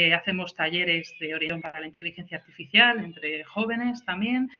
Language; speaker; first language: Spanish; native; Spanish